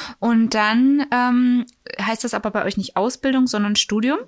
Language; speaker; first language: German; native; German